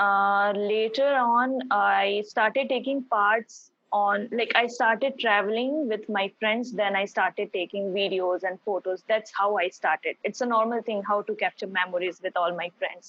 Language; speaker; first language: English; non-native, local second language; Hindi